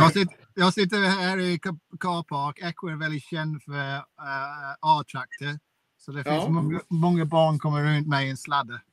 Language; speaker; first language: Swedish; non-native, fluent; English